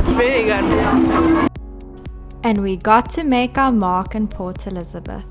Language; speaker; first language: English; native; English